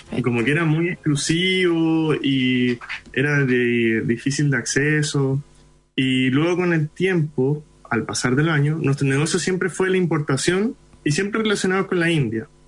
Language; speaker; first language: Spanish; early bilingual, other home language; Hindi